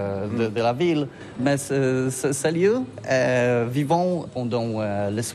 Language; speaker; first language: French; non-native, learner; Polish